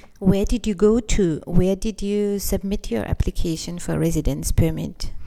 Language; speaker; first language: English; non-native, fluent; German